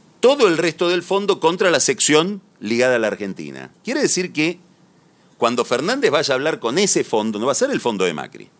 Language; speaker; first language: Spanish; native; Spanish